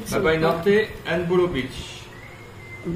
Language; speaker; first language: English; non-native, learner; French